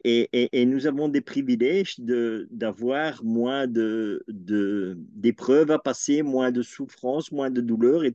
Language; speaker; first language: French; native; French